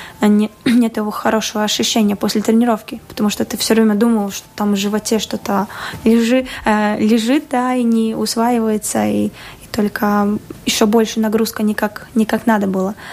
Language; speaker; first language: Russian; non-native, local second language; Latvian